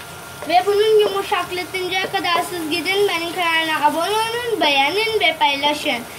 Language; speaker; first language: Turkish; non-native, learner; Urdu